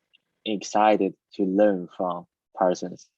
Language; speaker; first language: English; non-native, learner; Chinese